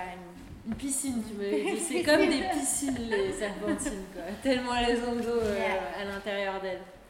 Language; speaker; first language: French; native; French